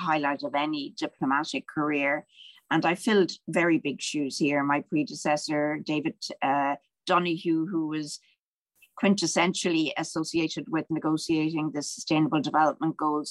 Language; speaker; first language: English; native; English